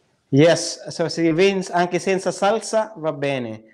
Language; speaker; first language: Italian; non-native, learner; Filipino